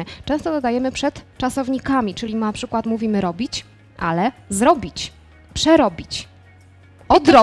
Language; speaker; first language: Polish; native; Polish